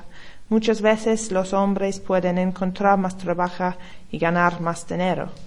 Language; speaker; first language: Spanish; non-native, learner; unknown